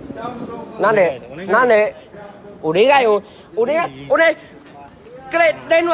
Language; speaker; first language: Japanese; non-native, learner; Vietnamese